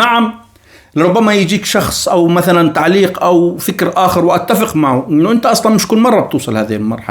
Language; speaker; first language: Arabic; native; Arabic